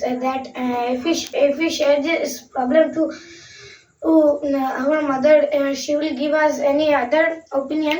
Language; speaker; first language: English; non-native, learner; Bangla